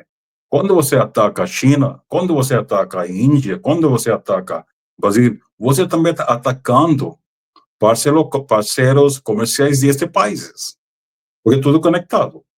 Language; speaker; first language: Portuguese; non-native, fluent; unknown